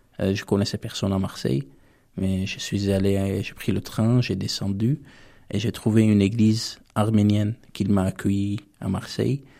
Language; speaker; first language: French; non-native, fluent; Armenian